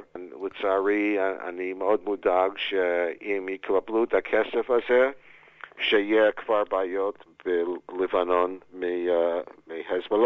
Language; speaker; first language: Hebrew; non-native, fluent; English